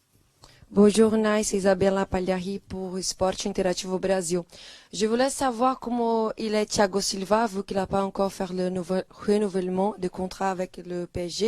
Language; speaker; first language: French; non-native, fluent; Portuguese